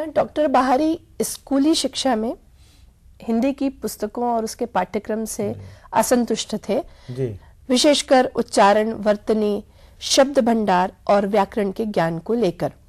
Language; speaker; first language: Hindi; native; Hindi